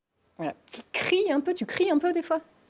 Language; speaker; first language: French; native; French